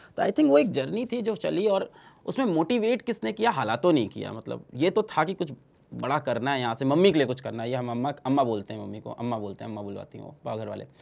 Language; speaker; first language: Hindi; native; Hindi